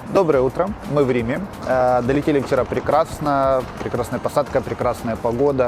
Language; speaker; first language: Russian; native; Russian